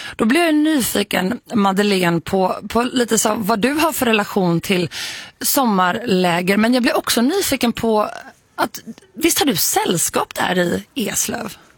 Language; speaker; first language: Swedish; native; Swedish